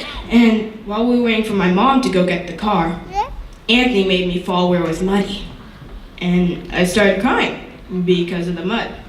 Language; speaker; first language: English; native; English